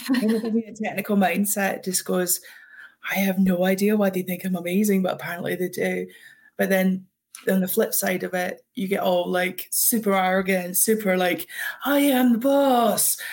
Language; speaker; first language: English; native; English